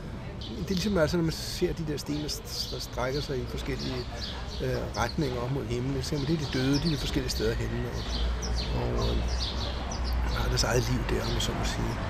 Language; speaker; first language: Danish; native; Danish